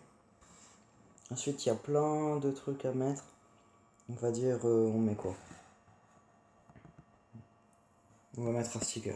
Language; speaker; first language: French; native; French